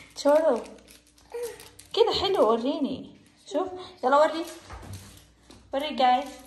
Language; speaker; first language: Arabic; non-native, fluent; Urdu